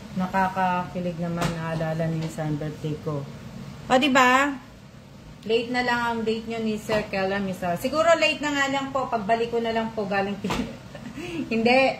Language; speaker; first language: Filipino; non-native, local second language; Cebuano